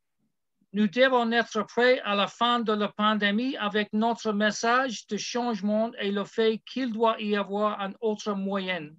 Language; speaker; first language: French; non-native, learner; English